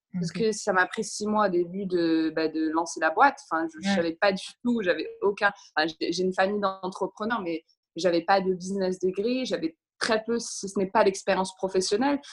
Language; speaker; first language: French; native; French